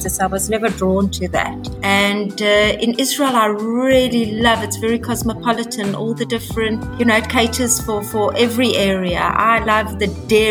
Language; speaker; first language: English; native; English